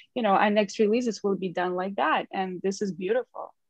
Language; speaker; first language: English; non-native, fluent; Ukrainian